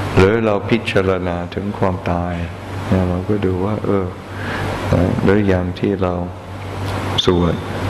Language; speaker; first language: Thai; non-native, fluent; English